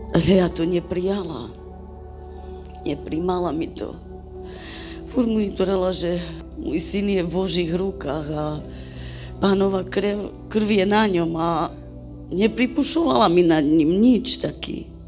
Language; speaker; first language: Slovak; non-native, local second language; Romany